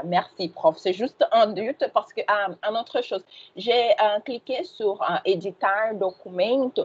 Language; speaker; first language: French; non-native, fluent; Portuguese